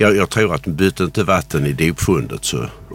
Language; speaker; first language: Swedish; native; Swedish